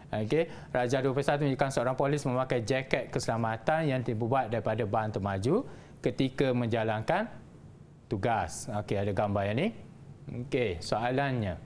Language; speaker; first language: Malay; native; Malay